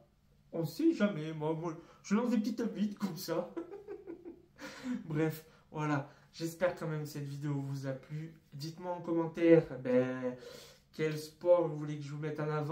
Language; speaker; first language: French; native; French